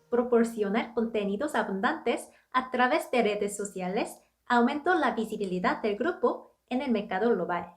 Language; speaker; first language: Spanish; non-native, fluent; Korean